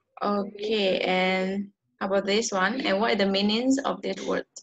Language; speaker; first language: English; non-native, learner; Vietnamese